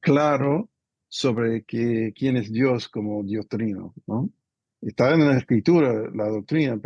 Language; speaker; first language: Spanish; non-native, fluent; English